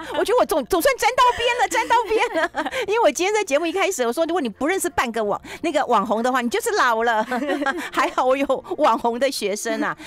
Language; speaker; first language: Chinese; native; Chinese